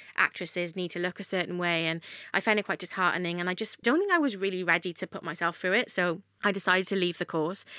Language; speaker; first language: English; native; English